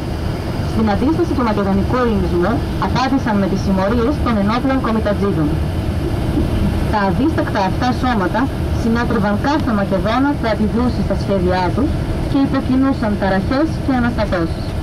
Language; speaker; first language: Greek; native; Greek